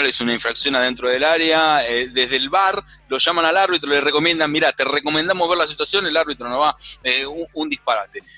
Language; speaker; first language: Spanish; native; Spanish